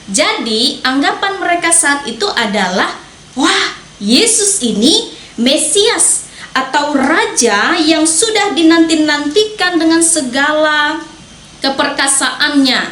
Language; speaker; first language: Indonesian; native; Indonesian